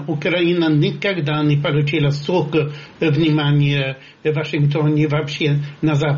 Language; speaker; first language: Russian; non-native, fluent; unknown